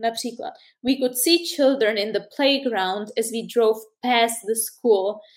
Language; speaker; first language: English; non-native, fluent; Czech